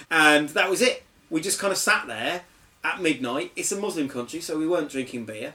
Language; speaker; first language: English; native; English